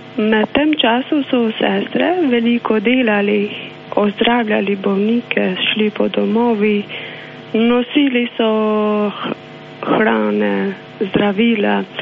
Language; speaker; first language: Slovenian; non-native, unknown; Albanian